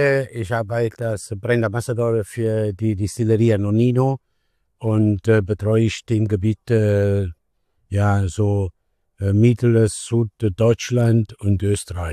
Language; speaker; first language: German; non-native, learner; Italian